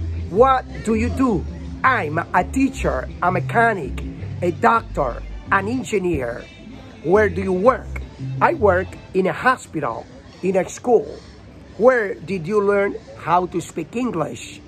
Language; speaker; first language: English; non-native, fluent; Spanish